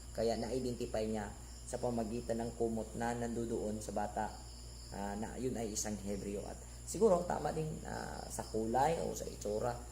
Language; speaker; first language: Filipino; non-native, local second language; Cebuano